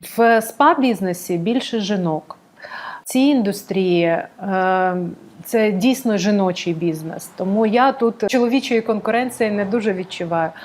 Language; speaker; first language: Ukrainian; non-native, local second language; Russian